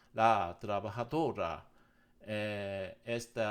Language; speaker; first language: Spanish; non-native, learner; Korean